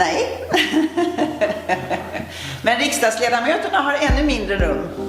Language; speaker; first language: Swedish; native; Swedish